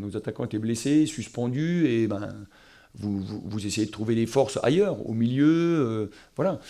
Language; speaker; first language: French; native; French